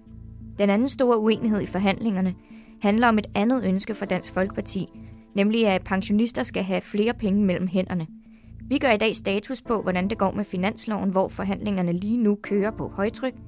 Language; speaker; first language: Danish; native; Danish